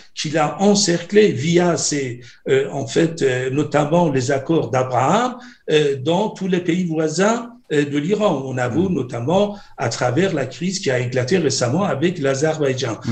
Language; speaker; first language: French; non-native, fluent; Persian